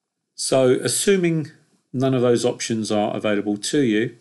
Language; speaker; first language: English; native; English